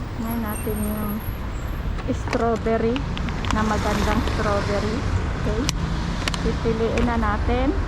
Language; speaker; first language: Filipino; native; Filipino